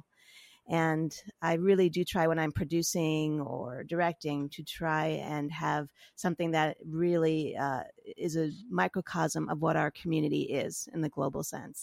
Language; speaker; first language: English; native; English